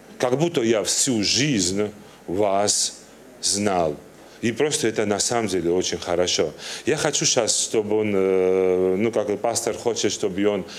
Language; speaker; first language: Russian; non-native, learner; Turkish